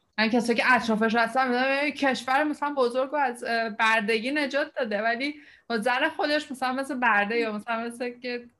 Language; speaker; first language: Persian; native; Persian